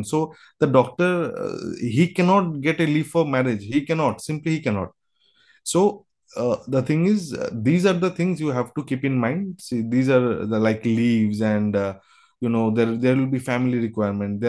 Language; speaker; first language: English; non-native, local second language; Bangla